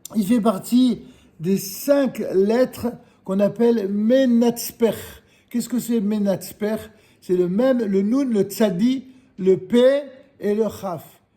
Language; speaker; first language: French; native; French